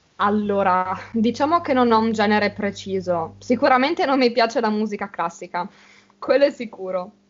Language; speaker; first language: Italian; native; Italian